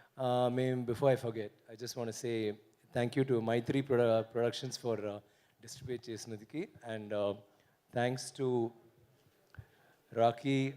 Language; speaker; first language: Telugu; non-native, learner; Tamil